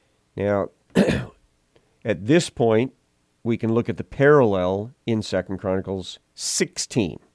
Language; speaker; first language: English; native; English